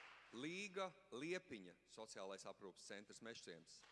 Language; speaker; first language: Latvian; native; Latvian